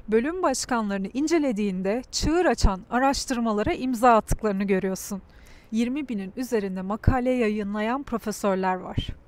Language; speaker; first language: Turkish; native; Turkish